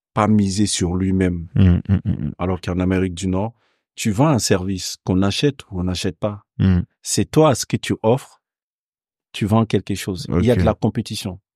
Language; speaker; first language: French; non-native, local second language; Bambara